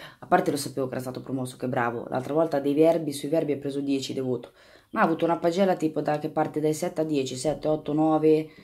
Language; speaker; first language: Italian; native; Italian